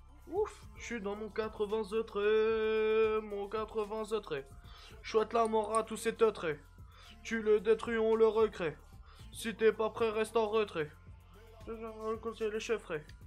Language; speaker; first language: French; native; French